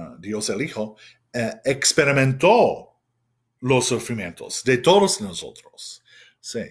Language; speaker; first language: Spanish; non-native, fluent; English